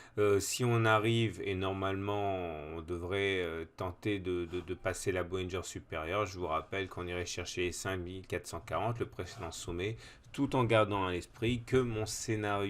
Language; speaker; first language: French; native; French